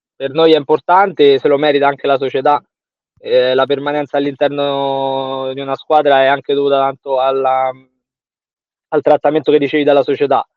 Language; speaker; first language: Italian; native; Italian